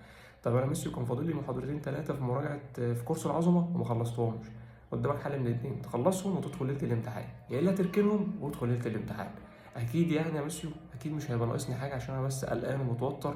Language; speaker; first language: Arabic; native; Arabic